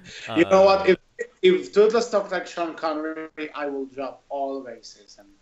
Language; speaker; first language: English; native; English